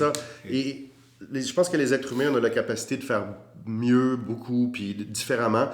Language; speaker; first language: French; native; French